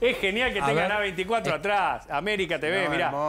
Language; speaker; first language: Spanish; native; Spanish